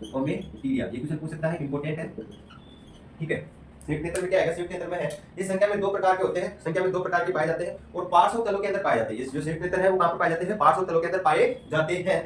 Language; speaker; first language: Hindi; native; Hindi